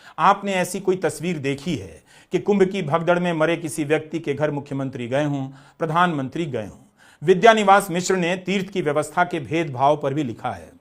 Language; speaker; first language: Hindi; non-native, local second language; Bhojpuri